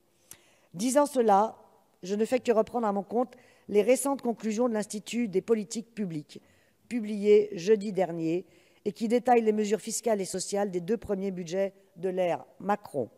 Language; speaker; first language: French; native; French